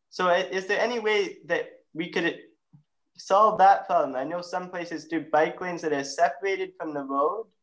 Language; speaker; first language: English; native; English